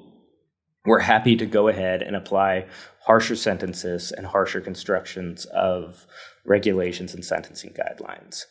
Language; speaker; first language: English; native; English